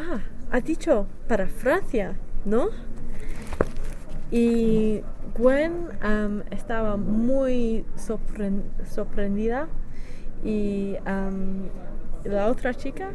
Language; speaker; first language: Spanish; non-native, learner; English